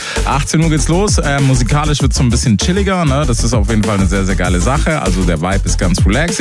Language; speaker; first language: German; native; German